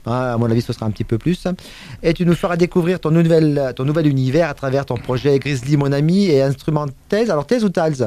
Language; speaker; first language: French; native; French